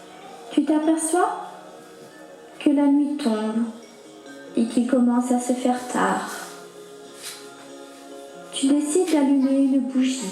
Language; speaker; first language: French; native; French